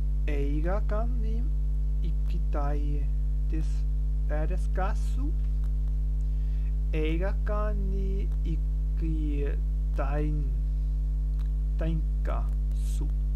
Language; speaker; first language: Japanese; non-native, learner; German